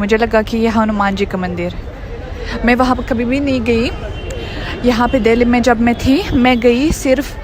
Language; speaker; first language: Hindi; non-native, fluent; Russian